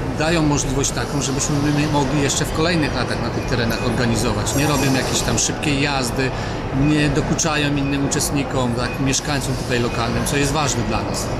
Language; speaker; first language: Polish; native; Polish